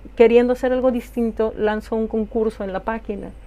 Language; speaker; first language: Spanish; native; Spanish